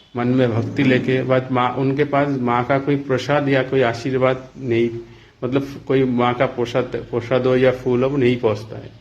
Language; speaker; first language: Hindi; non-native, local second language; Bangla